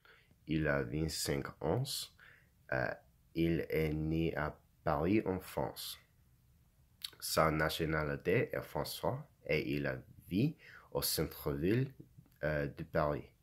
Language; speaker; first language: French; non-native, learner; English